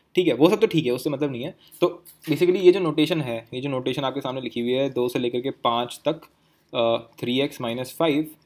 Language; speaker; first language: Hindi; native; Hindi